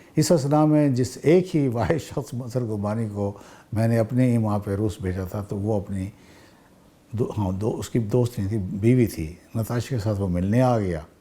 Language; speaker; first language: Urdu; native; Urdu